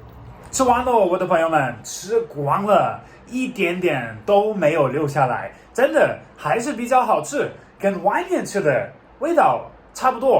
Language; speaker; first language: Chinese; non-native, fluent; German